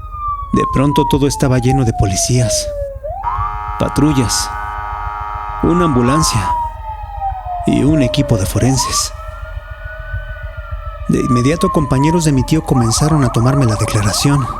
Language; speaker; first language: Spanish; native; Spanish